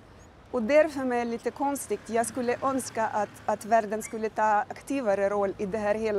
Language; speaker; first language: Swedish; non-native, fluent; Ukrainian